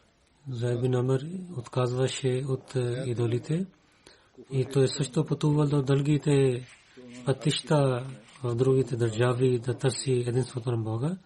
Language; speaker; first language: Bulgarian; non-native, learner; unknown